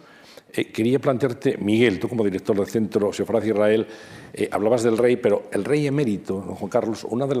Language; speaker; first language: Spanish; native; Spanish